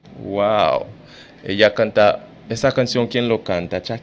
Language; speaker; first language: Spanish; non-native, fluent; Haitian Creole